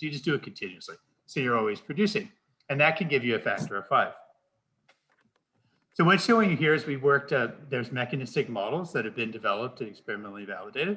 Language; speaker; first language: English; native; English